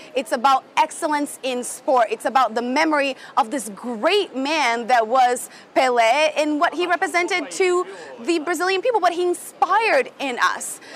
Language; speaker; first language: English; non-native, fluent; Portuguese